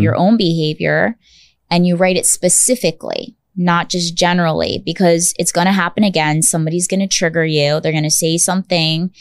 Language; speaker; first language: English; native; English